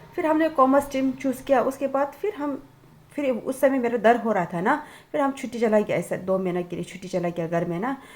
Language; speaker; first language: Hindi; non-native, local second language; Tibetan